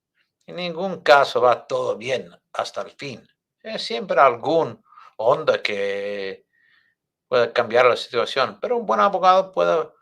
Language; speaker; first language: Spanish; non-native, fluent; English